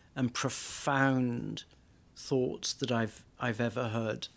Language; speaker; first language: English; native; English